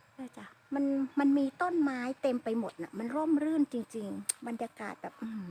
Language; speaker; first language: Thai; native; Thai